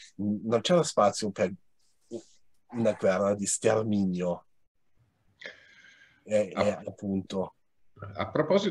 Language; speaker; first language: Italian; non-native, fluent; German